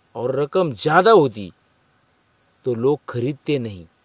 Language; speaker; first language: Hindi; non-native, local second language; Marathi